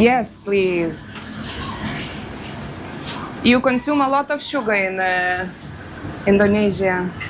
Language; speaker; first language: English; non-native, learner; Lithuanian